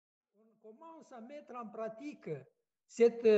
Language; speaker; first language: French; non-native, fluent; Romanian